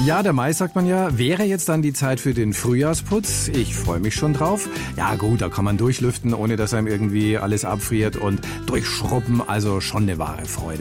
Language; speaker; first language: German; native; German